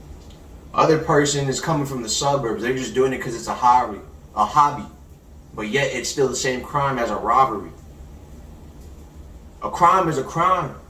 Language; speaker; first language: English; native; English